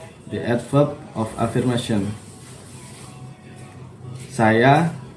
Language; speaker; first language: English; non-native, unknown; Indonesian